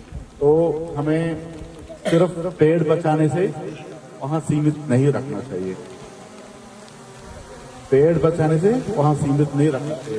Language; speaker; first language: Hindi; native; Hindi